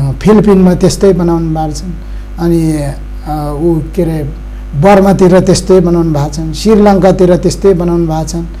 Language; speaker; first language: Nepali; non-native, local second language; Eastern Tamang